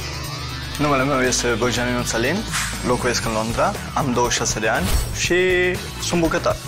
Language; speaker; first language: Romanian; early bilingual, heritage; Romanian